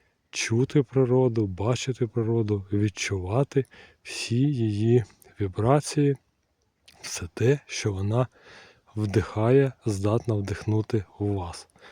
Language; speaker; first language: Ukrainian; non-native, local second language; Russian